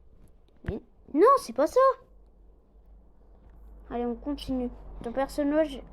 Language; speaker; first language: French; non-native, local second language; Arabic